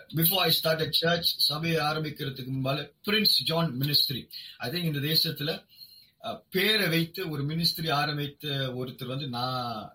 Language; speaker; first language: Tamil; non-native, local second language; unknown